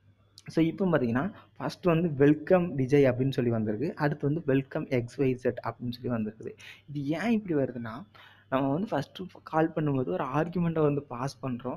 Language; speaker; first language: Tamil; native; Tamil